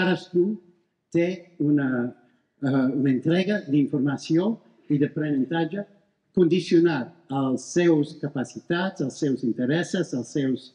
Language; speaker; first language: Catalan; non-native, fluent; English